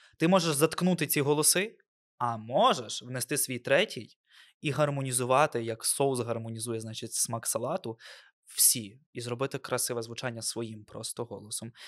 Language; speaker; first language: Ukrainian; non-native, local second language; Russian